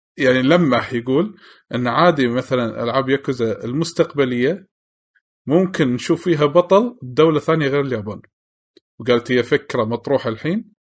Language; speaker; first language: Arabic; native; Arabic